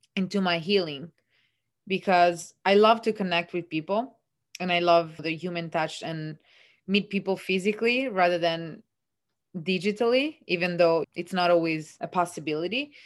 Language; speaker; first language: English; non-native, fluent; Italian